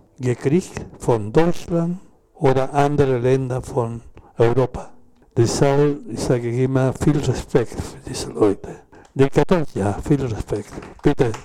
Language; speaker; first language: German; non-native, learner; Spanish